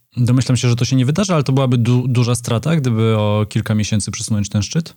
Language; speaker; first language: Polish; native; Polish